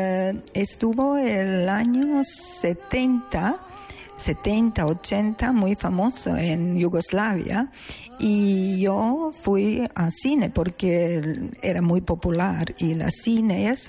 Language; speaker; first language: Spanish; non-native, learner; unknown